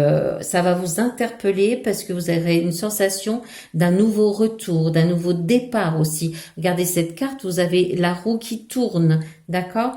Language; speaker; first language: French; native; French